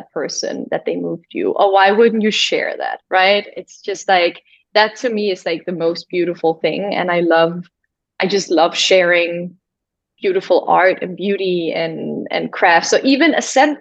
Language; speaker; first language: English; non-native, fluent; Danish